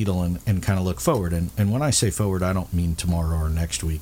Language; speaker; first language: English; native; English